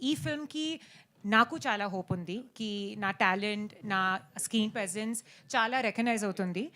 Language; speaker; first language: Telugu; non-native, learner; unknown